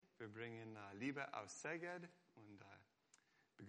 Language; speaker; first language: German; non-native, fluent; Hungarian